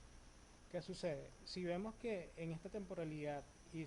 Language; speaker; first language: Spanish; native; Spanish